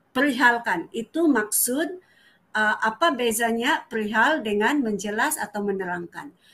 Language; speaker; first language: Malay; native; Malay